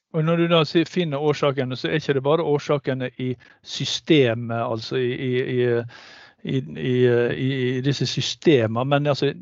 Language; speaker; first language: Norwegian; native; Norwegian